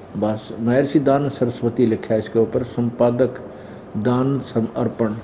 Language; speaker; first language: Hindi; native; Hindi